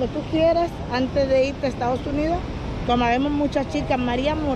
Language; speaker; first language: Spanish; native; Spanish